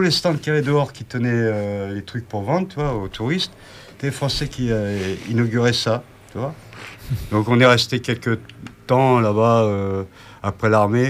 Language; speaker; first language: French; native; French